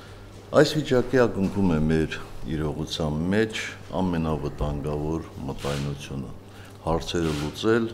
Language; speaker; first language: Armenian; native; Armenian